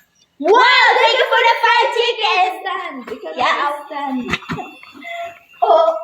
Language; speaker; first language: English; non-native, local second language; Cebuano